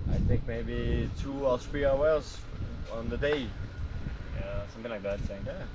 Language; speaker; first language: English; non-native, learner; French